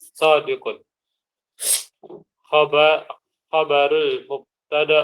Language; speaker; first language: Arabic; non-native, learner; Indonesian